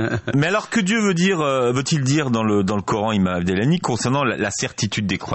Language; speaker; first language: French; native; French